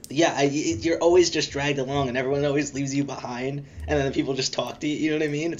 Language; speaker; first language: English; native; English